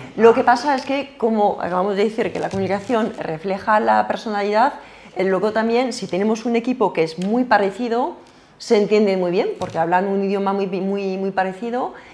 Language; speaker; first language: Spanish; non-native, fluent; French